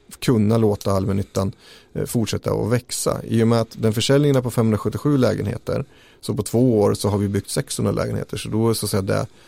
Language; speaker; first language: Swedish; native; Swedish